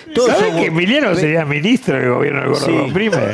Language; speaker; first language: Spanish; native; Spanish